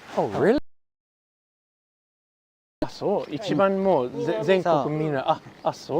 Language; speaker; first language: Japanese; non-native, learner; English